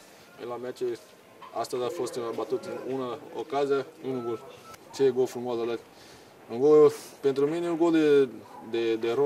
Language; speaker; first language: Romanian; non-native, learner; Portuguese